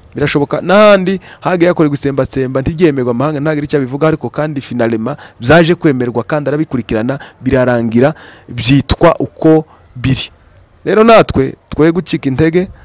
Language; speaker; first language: Kinyarwanda; native; Kinyarwanda